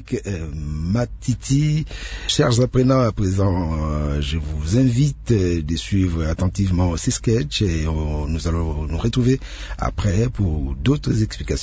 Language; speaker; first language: French; non-native, local second language; Lingala